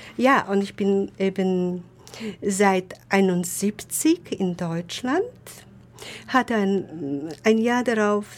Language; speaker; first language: German; non-native, fluent; Polish